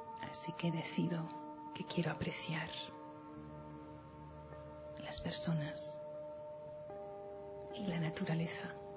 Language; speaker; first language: Spanish; native; Spanish